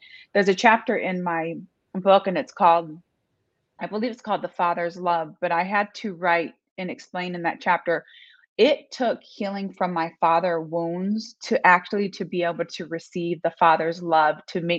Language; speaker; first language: English; native; English